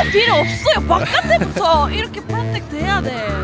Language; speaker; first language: Korean; non-native, learner; Mongolian